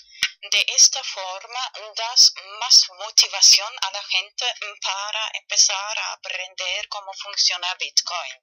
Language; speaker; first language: Spanish; non-native, fluent; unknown